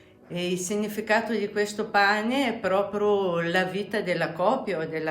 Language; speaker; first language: Italian; non-native, fluent; Bulgarian